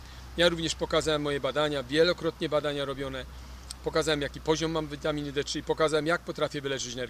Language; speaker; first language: Polish; native; Polish